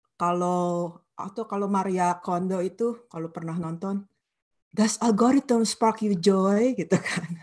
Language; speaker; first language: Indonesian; non-native, local second language; Sundanese